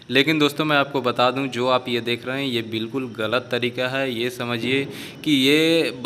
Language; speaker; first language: Hindi; native; Hindi